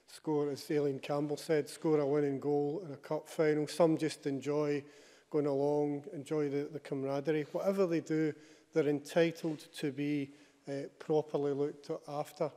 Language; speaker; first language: English; native; English